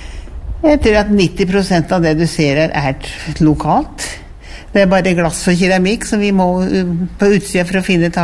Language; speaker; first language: Norwegian; native; Norwegian